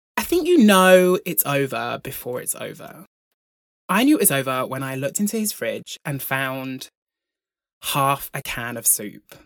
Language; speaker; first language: English; native; English